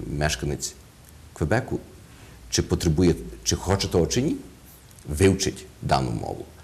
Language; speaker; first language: Ukrainian; early bilingual, heritage; Ukrainian